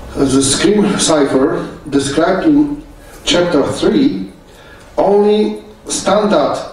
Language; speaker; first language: English; non-native, fluent; Polish